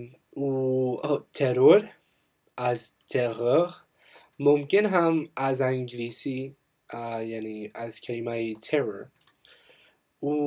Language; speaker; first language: Persian; non-native, learner; English